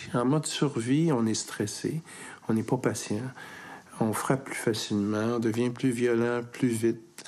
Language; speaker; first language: French; native; French